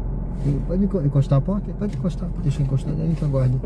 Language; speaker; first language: Portuguese; native; Portuguese